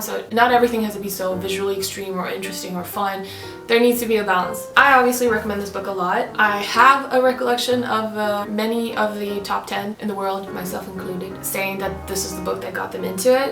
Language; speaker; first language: English; non-native, fluent; Swedish